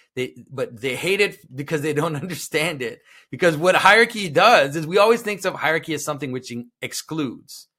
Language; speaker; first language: English; non-native, fluent; French